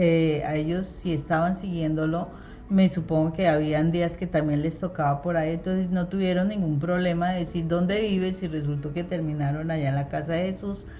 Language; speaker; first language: Spanish; native; Spanish